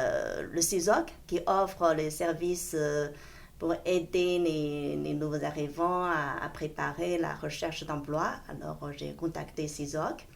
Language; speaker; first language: French; non-native, fluent; Chinese